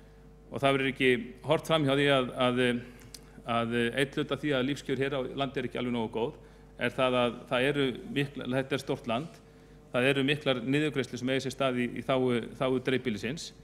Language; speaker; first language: Icelandic; native; Icelandic